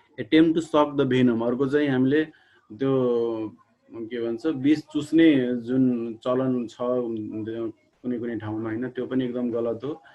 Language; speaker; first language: Nepali; non-native, local second language; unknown